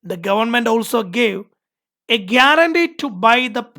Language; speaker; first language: English; non-native, local second language; Malayalam